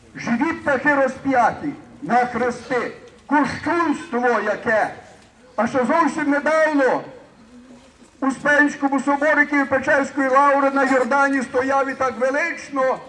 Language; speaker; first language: Ukrainian; native; Ukrainian